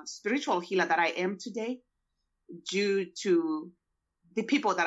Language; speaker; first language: English; non-native, local second language; Shona